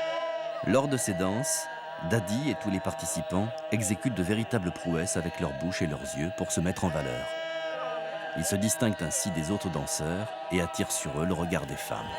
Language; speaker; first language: French; native; French